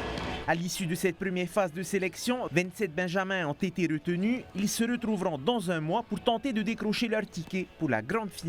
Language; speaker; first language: French; native; French